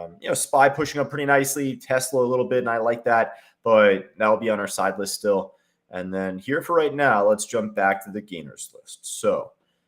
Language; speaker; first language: English; native; English